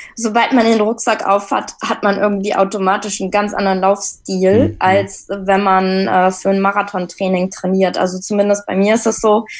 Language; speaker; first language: German; native; German